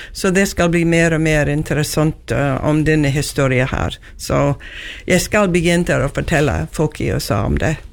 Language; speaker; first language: Norwegian; non-native, learner; English